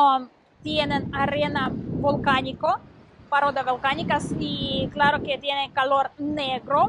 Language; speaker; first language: Spanish; non-native, learner; Russian